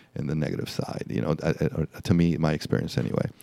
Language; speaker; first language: English; non-native, fluent; Spanish